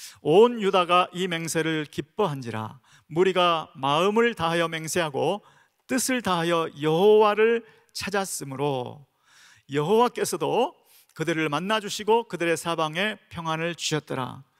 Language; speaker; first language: Korean; native; Korean